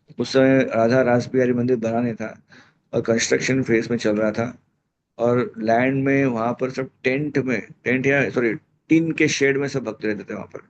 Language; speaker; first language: Hindi; non-native, local second language; Marathi